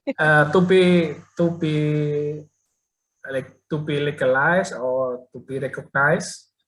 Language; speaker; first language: English; non-native, learner; Indonesian